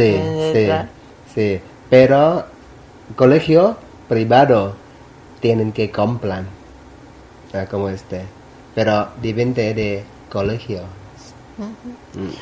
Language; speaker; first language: Spanish; non-native, learner; Thai